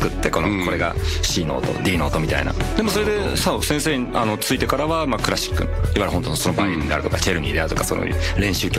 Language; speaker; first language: Japanese; native; Japanese